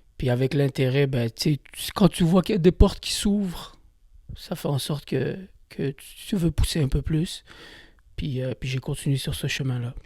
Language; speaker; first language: French; early bilingual, other home language; Kabyle